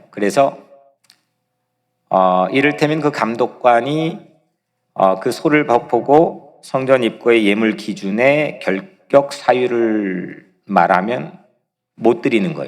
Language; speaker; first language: Korean; native; Korean